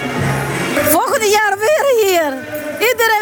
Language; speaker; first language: Dutch; non-native, learner; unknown